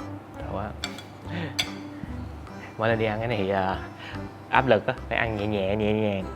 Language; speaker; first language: Vietnamese; native; Vietnamese